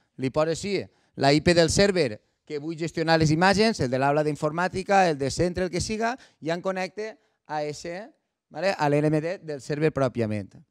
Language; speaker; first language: Catalan; native; Catalan